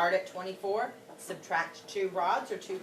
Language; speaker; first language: English; native; English